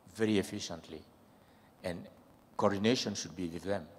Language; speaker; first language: English; non-native, fluent; French